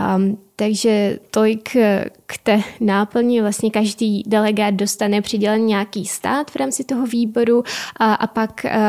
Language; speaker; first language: Czech; non-native, fluent; Ukrainian